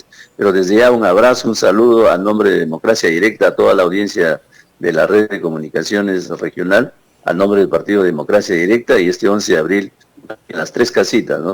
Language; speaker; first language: Spanish; native; Spanish